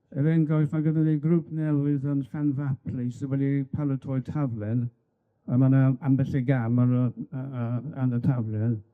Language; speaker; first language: Welsh; non-native, local second language; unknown